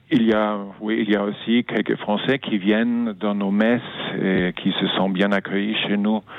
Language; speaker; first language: French; non-native, fluent; German